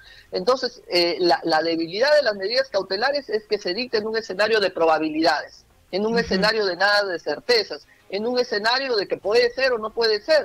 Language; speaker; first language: Spanish; native; Spanish